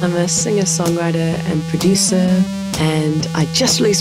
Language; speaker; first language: English; native; English